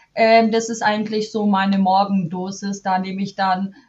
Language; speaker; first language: German; native; German